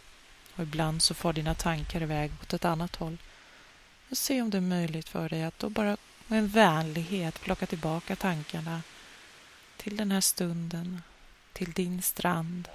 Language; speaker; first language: Swedish; native; Swedish